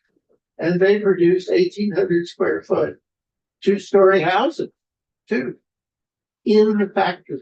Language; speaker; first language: English; native; English